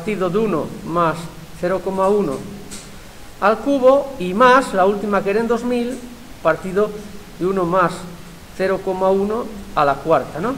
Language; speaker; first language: Spanish; native; Spanish